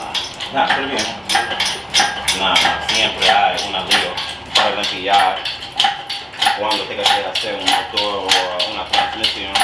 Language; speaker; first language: Spanish; non-native, learner; English